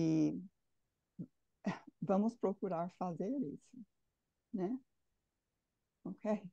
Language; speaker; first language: Portuguese; non-native, fluent; English